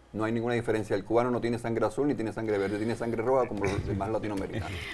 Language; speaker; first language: Spanish; native; Spanish